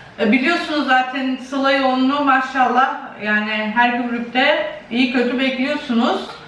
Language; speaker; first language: Turkish; early bilingual, heritage; Turkish